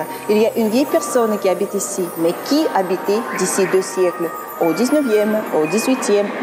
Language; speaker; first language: French; non-native, fluent; Russian